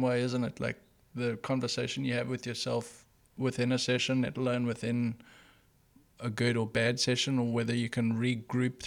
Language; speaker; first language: English; native; English